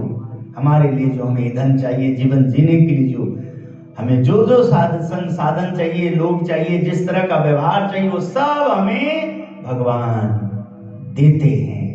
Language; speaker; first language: Hindi; native; Hindi